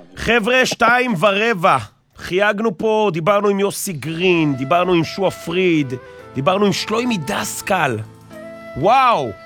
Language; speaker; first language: Hebrew; native; Hebrew